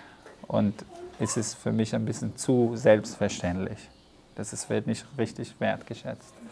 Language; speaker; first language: German; non-native, fluent; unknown